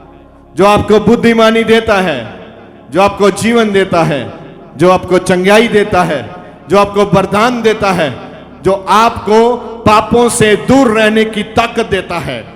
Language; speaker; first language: Hindi; non-native, local second language; Punjabi